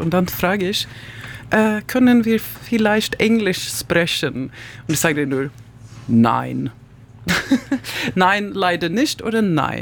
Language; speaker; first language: German; non-native, learner; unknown